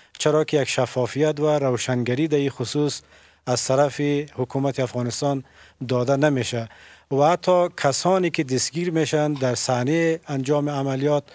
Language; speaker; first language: Persian; native; Persian